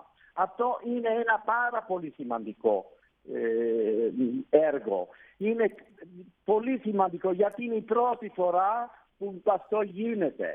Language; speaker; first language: Greek; non-native, fluent; Italian